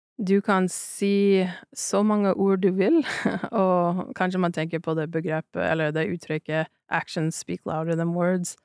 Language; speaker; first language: Norwegian; non-native, fluent; English